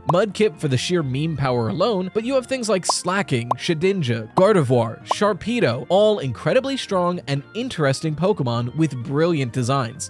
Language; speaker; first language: English; native; English